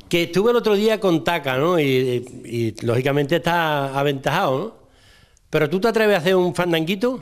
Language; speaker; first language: Spanish; native; Spanish